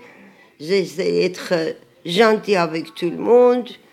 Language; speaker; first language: French; non-native, learner; Armenian